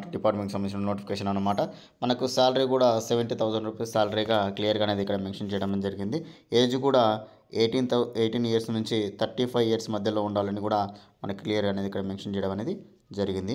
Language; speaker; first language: Telugu; native; Telugu